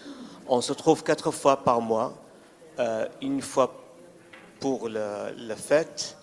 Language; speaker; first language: French; non-native, fluent; Arabic